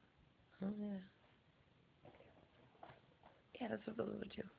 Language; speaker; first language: English; native; English